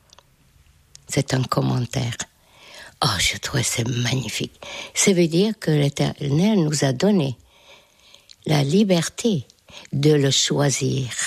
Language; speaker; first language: French; non-native, fluent; Hungarian